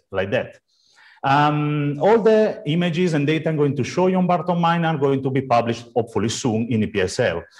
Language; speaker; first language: English; non-native, fluent; Italian